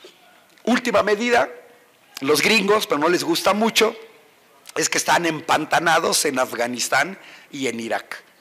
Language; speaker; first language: Spanish; native; Spanish